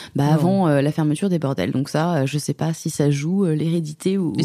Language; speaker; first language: French; native; French